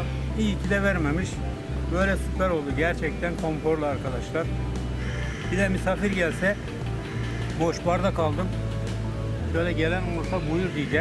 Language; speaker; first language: Turkish; native; Turkish